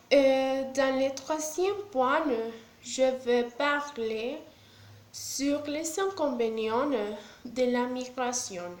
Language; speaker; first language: French; non-native, learner; Spanish